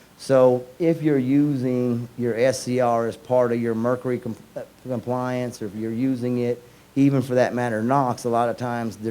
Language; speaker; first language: English; native; English